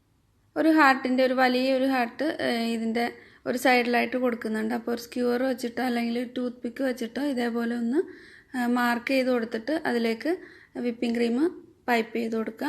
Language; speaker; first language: Malayalam; native; Malayalam